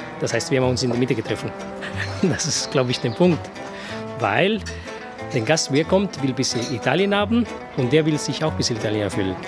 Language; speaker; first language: German; non-native, fluent; Italian